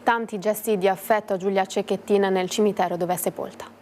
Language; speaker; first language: Italian; native; Italian